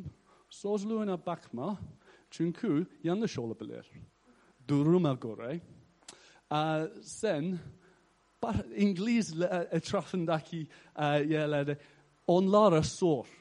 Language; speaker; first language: Turkish; non-native, fluent; English